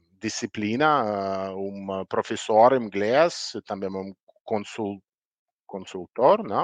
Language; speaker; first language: Portuguese; non-native, learner; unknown